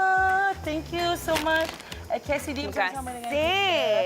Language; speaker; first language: Malay; native; Malay